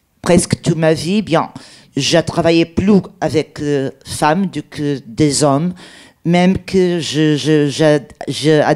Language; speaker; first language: French; non-native, learner; Portuguese